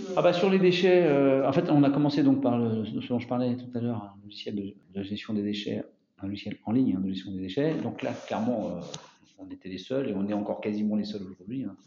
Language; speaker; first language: French; native; French